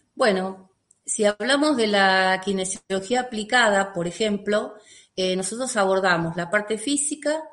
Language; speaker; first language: Spanish; native; Spanish